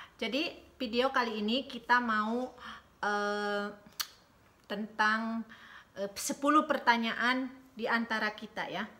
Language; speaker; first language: Indonesian; native; Indonesian